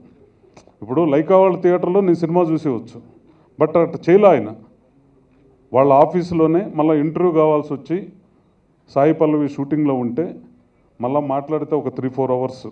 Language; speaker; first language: Telugu; native; Telugu